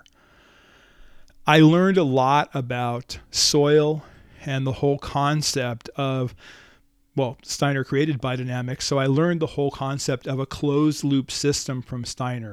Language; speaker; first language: English; native; English